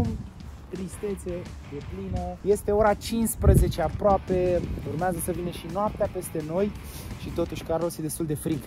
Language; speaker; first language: Romanian; native; Romanian